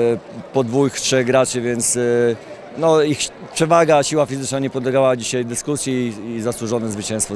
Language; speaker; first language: Polish; native; Polish